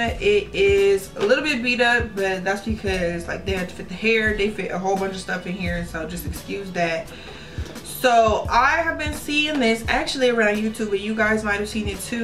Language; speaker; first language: English; native; English